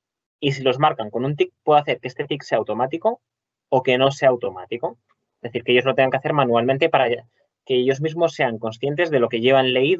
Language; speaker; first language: Spanish; native; Spanish